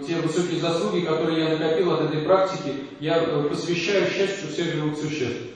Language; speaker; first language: Russian; native; Russian